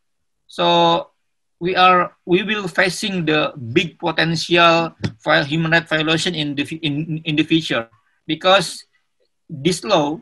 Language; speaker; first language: English; non-native, learner; Indonesian